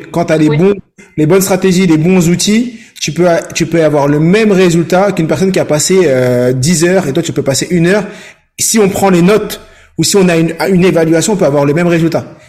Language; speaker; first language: French; native; French